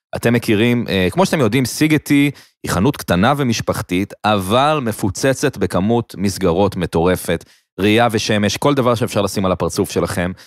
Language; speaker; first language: Hebrew; native; Hebrew